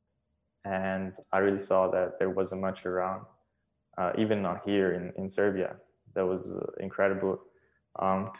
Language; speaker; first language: English; non-native, fluent; Serbian